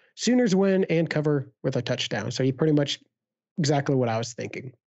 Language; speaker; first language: English; native; English